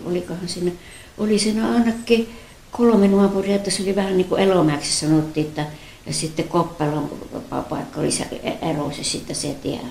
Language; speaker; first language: Finnish; native; Finnish